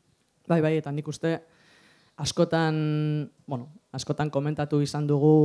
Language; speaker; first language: Basque; native; Basque